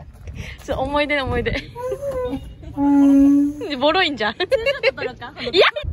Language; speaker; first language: Japanese; native; Japanese